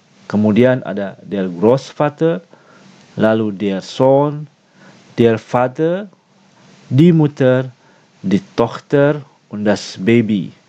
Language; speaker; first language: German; non-native, learner; Indonesian